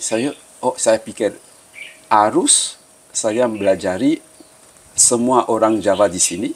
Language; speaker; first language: Indonesian; early bilingual, heritage; Javanese